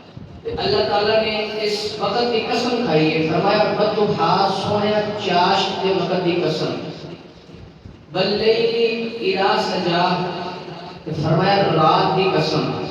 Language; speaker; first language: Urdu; non-native, local second language; Punjabi